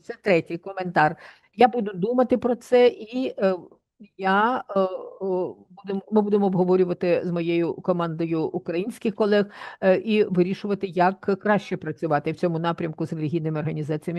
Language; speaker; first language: Ukrainian; native; Ukrainian